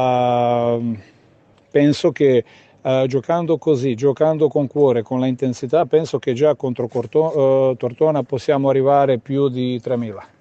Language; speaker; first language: Italian; non-native, fluent; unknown